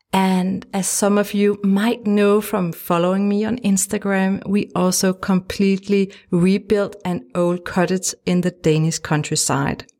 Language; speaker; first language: English; non-native, fluent; Danish